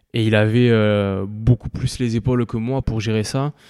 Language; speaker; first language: French; native; French